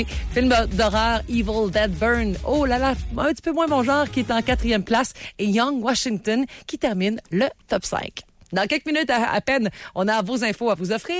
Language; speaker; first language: French; native; French